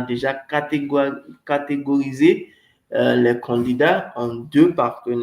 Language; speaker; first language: French; non-native, fluent; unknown